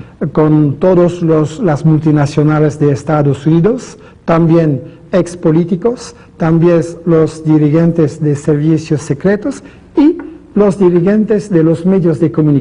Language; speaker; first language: Spanish; non-native, fluent; French